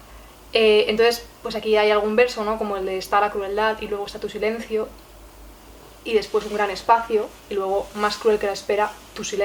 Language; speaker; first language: Spanish; native; Spanish